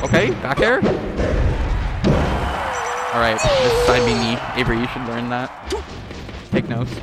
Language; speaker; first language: English; native; English